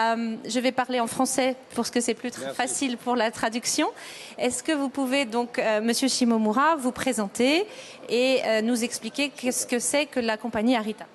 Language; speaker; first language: French; native; French